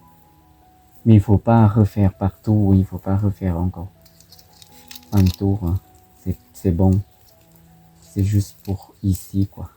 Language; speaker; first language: French; non-native, fluent; Thai